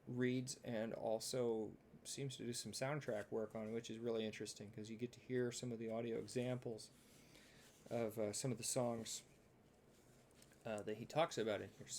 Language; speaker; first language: English; native; English